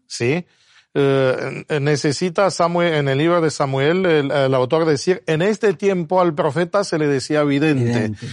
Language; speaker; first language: Spanish; non-native, fluent; Romanian